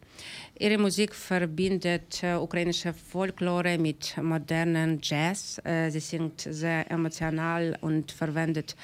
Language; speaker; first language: German; non-native, learner; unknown